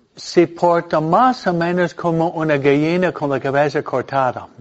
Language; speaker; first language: Spanish; non-native, fluent; English